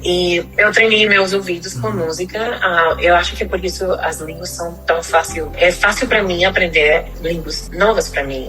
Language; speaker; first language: Portuguese; non-native, fluent; Spanish